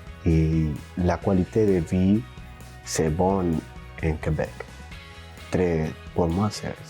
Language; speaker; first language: French; non-native, learner; Spanish